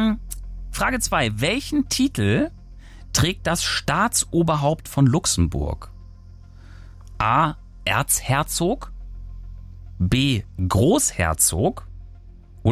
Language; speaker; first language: German; native; German